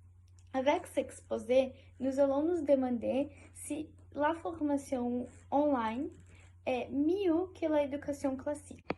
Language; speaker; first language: French; non-native, learner; Portuguese